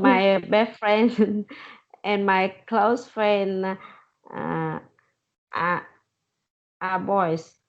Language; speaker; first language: English; non-native, learner; Vietnamese